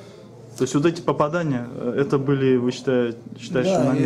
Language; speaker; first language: Russian; native; Russian